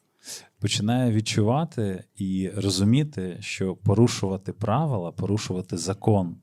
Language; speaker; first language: Ukrainian; native; Ukrainian